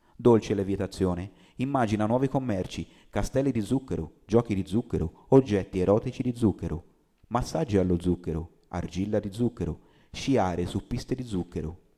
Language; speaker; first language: Italian; native; Italian